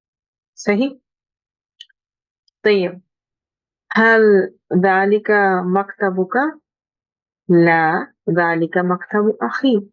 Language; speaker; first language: Arabic; non-native, fluent; Urdu